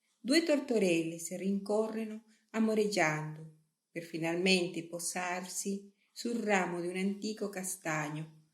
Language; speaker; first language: Italian; non-native, fluent; Spanish